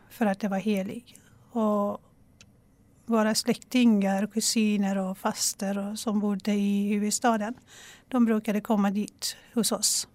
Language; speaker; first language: Swedish; non-native, fluent; Persian